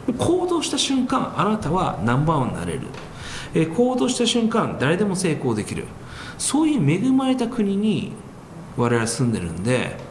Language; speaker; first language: Japanese; early bilingual, heritage; Japanese